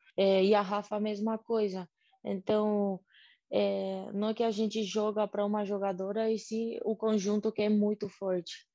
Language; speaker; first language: Portuguese; non-native, fluent; Spanish